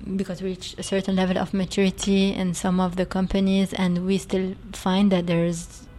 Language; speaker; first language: English; non-native, fluent; Arabic